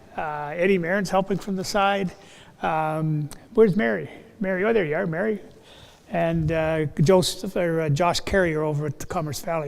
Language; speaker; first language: English; native; English